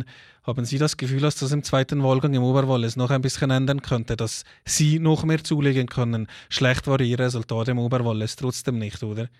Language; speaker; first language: German; native; German